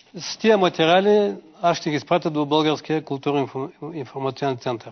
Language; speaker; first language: Bulgarian; native; Bulgarian